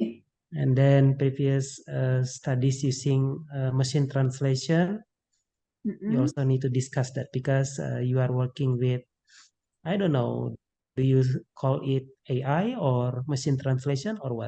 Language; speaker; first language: English; non-native, local second language; Indonesian